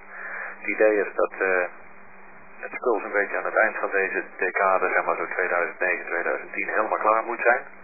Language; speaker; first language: Dutch; native; Dutch